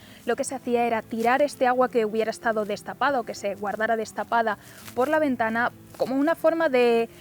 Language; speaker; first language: Spanish; native; Spanish